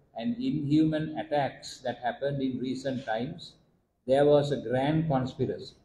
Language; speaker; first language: English; non-native, local second language; Sinhala